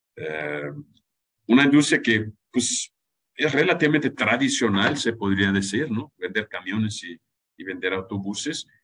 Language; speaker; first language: Spanish; non-native, fluent; German